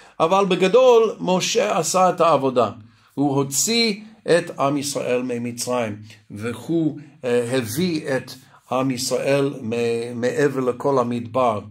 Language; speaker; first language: Hebrew; non-native, fluent; Russian